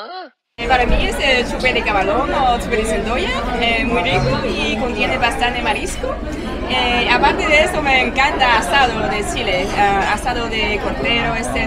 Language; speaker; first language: Spanish; non-native, fluent; Chinese